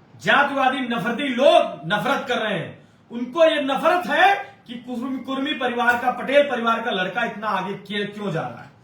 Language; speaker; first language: Hindi; native; Hindi